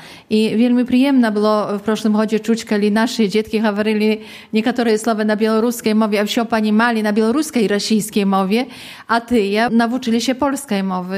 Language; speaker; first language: Polish; non-native, local second language; Belarusian